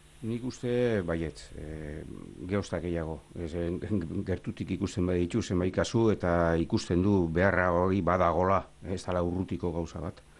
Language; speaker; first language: Basque; native; Basque